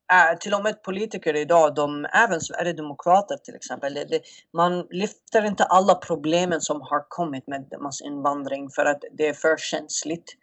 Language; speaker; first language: Swedish; non-native, fluent; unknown